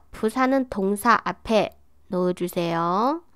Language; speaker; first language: Korean; non-native, fluent; Chinese